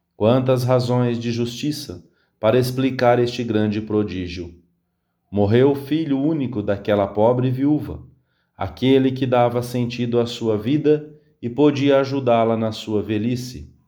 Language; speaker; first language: Portuguese; native; Portuguese